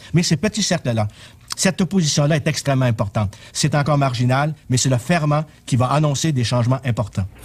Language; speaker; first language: French; native; French